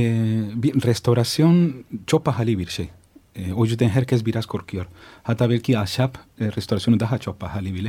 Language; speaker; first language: Turkish; non-native, fluent; Spanish